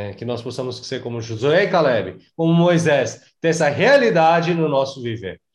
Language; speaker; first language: Portuguese; non-native, fluent; Korean